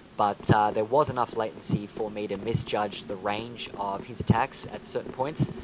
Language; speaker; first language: English; native; English